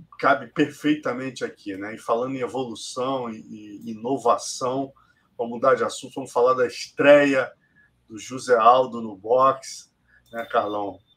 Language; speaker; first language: Portuguese; native; Portuguese